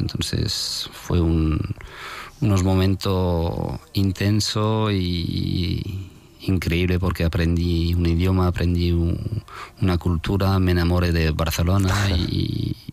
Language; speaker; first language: Spanish; non-native, fluent; French